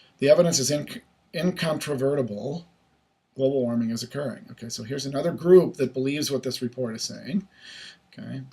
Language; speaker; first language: English; native; English